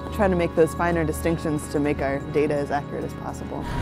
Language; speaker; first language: English; native; English